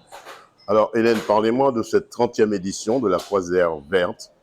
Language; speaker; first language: French; native; French